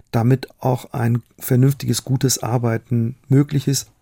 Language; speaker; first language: German; non-native, fluent; Persian